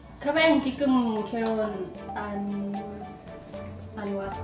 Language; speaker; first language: Korean; non-native, learner; Lao